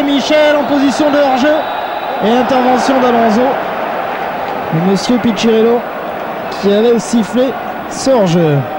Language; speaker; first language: French; native; French